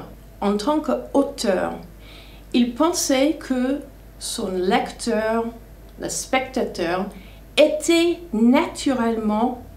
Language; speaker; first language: French; non-native, fluent; English